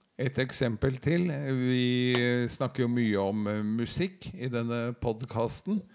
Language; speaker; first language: Norwegian; native; Norwegian